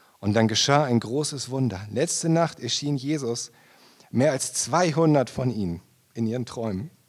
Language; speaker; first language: German; native; German